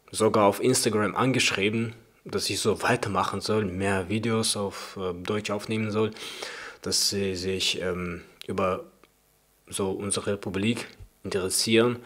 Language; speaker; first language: German; early bilingual, other home language; Chechen